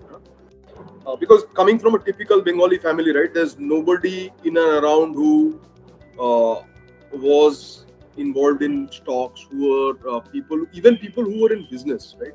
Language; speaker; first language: English; non-native, local second language; Bangla